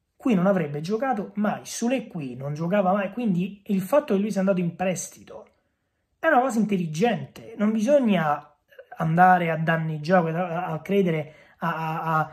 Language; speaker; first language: Italian; native; Italian